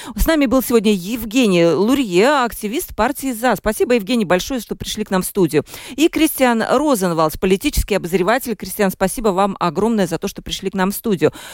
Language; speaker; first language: Russian; native; Russian